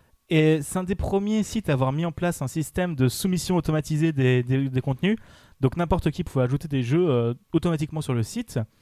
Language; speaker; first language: French; native; French